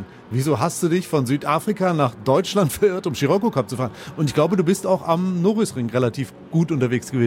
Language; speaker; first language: German; native; German